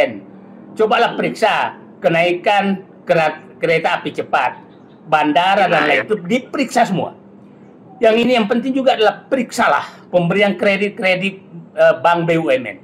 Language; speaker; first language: Indonesian; native; Indonesian